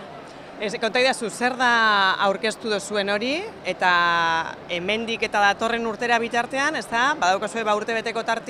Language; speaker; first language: Basque; native; Basque